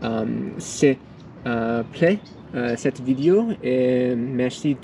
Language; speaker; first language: French; non-native, learner; English